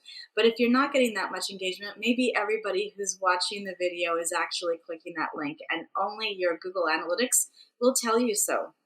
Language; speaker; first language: English; native; English